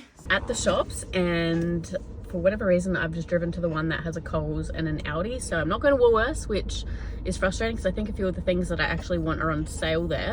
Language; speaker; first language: English; native; English